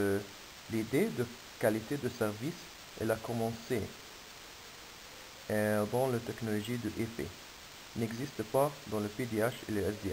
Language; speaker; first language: French; non-native, fluent; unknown